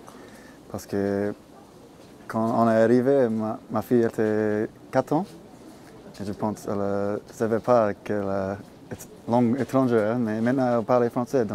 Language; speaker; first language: French; non-native, learner; English